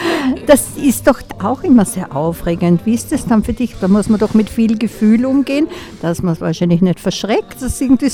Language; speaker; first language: German; native; German